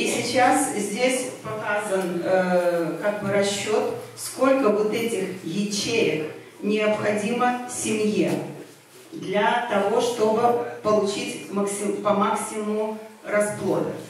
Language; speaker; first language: Russian; native; Russian